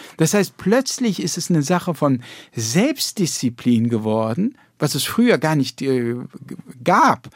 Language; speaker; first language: German; early bilingual, heritage; German